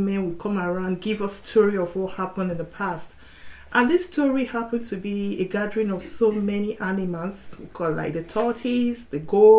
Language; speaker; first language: English; non-native, local second language; Bini